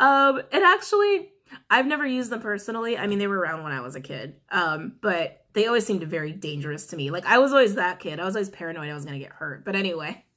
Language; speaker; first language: English; native; English